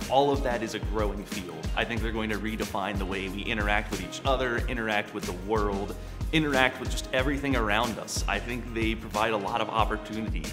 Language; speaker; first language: English; native; English